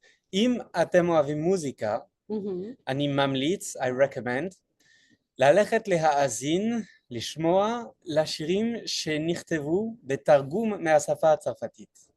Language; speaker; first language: Hebrew; non-native, fluent; French